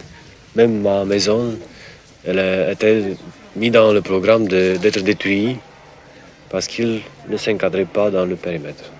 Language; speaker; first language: French; non-native, fluent; Romanian